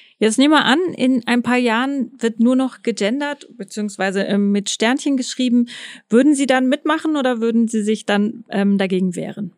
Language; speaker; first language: German; early bilingual, other home language; Persian